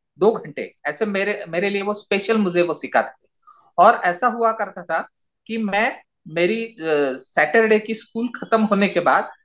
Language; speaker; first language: Hindi; non-native, local second language; Marathi